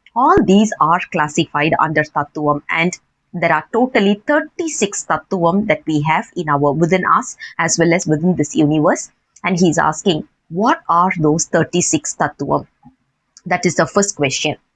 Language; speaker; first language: English; non-native, local second language; Tamil